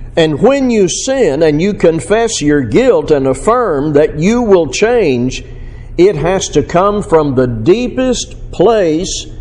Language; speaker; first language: English; native; English